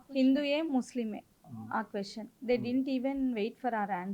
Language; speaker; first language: Telugu; native; Telugu